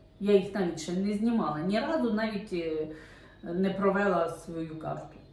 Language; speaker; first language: Ukrainian; non-native, local second language; Russian